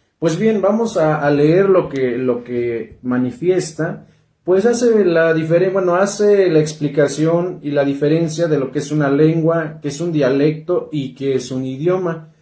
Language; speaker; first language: Spanish; non-native, local second language; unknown